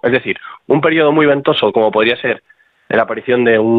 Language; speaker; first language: Spanish; native; Spanish